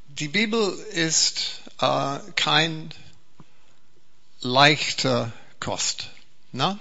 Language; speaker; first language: German; non-native, fluent; English